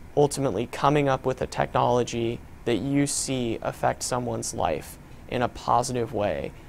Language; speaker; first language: English; native; English